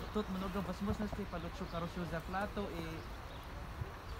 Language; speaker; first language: Russian; non-native, fluent; Filipino